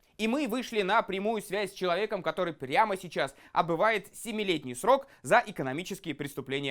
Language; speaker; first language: Russian; native; Russian